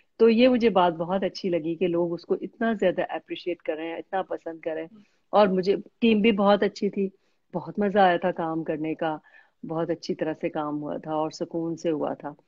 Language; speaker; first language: Urdu; native; Urdu